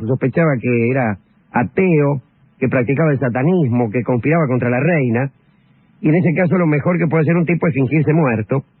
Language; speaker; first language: Spanish; native; Spanish